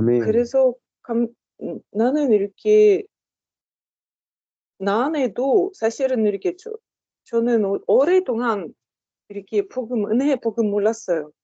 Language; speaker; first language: Korean; non-native, learner; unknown